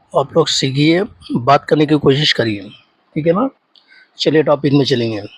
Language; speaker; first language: Hindi; non-native, local second language; Urdu